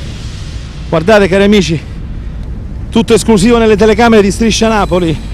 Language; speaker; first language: Italian; native; Italian